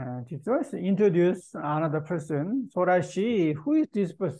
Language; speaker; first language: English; non-native, learner; Korean